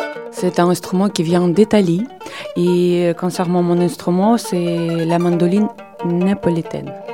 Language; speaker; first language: French; non-native, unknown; Russian